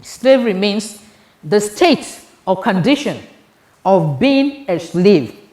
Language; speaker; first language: English; non-native, local second language; Yoruba